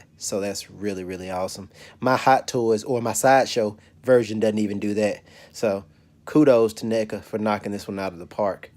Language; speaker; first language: English; native; English